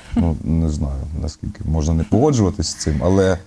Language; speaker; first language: Ukrainian; native; Ukrainian